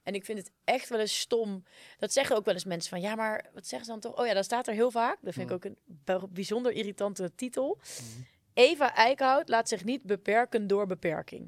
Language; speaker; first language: Dutch; native; Dutch